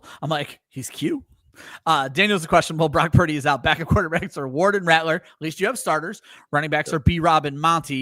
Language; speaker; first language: English; native; English